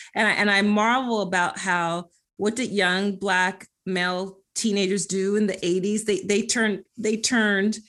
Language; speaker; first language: English; native; English